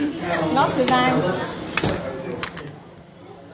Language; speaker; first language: English; non-native, learner; Vietnamese